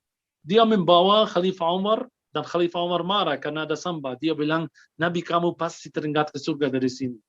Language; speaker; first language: Indonesian; non-native, fluent; Arabic